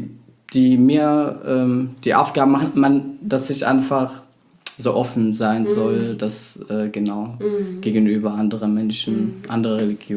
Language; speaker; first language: German; non-native, fluent; Arabic